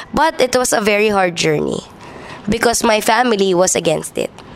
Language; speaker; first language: English; non-native, local second language; Cebuano